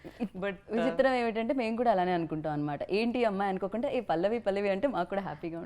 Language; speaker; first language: Telugu; native; Telugu